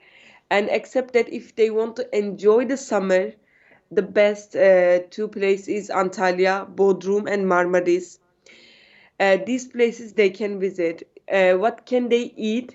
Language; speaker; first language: English; non-native, learner; Turkish